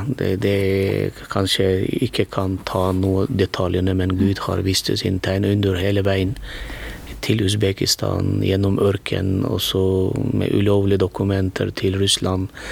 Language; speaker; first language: Norwegian; non-native, fluent; Turkmen